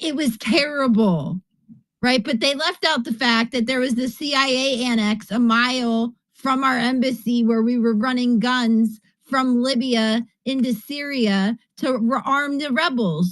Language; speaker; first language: English; native; English